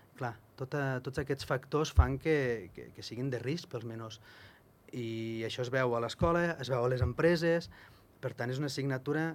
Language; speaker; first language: Catalan; native; Catalan